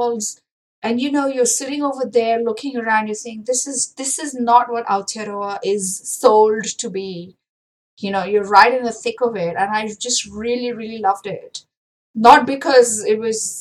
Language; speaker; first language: English; non-native, local second language; Marathi